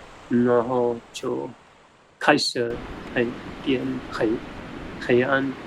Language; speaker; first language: Chinese; non-native, fluent; German